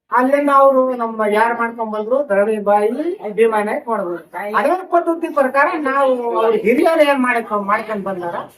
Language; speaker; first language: Kannada; non-native, local second language; Lambadi